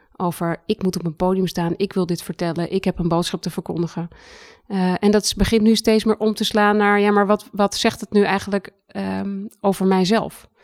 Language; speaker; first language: Dutch; native; Dutch